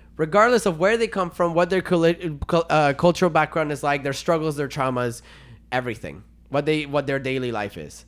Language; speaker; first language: English; non-native, fluent; Spanish